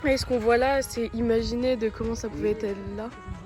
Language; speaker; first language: French; native; French